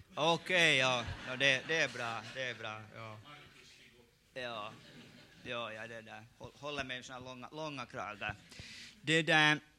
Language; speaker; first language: Swedish; native; Swedish